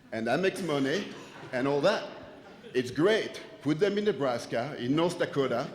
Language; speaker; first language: English; non-native, fluent; French